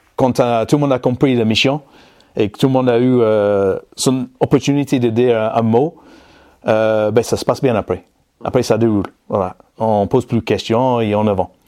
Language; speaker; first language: French; non-native, fluent; English